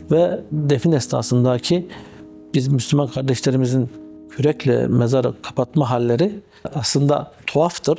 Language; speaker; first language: Turkish; early bilingual, heritage; Turkish